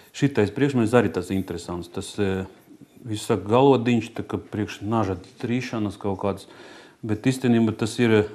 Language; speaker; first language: Latvian; non-native, local second language; Russian